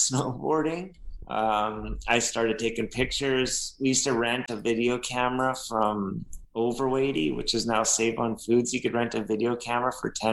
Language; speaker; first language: English; native; English